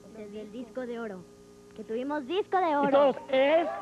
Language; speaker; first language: Spanish; native; Spanish